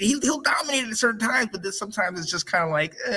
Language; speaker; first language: English; native; English